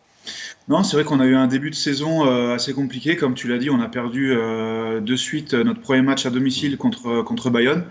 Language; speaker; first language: French; native; French